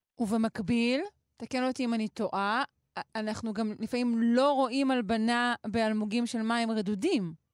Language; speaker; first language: Hebrew; native; Hebrew